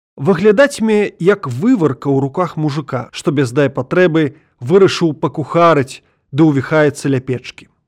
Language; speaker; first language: Belarusian; native; Belarusian